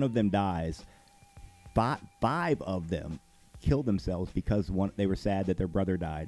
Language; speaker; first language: English; native; English